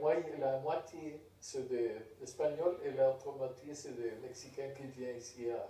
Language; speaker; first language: French; non-native, fluent; Spanish